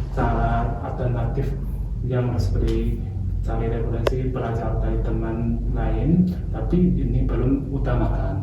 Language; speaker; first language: Indonesian; non-native, fluent; Chinese